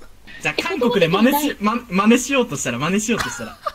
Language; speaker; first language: Japanese; native; Japanese